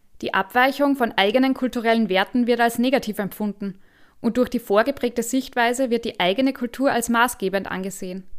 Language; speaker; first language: German; native; German